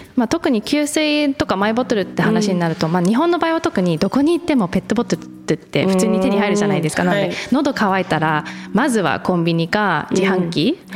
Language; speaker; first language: Japanese; early bilingual, heritage; Japanese